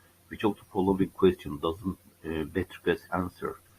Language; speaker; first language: English; non-native, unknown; Turkish